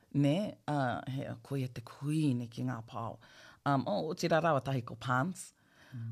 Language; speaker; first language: Māori; non-native, local second language; English